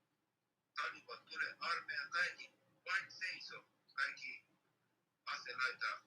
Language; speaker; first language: Finnish; non-native, learner; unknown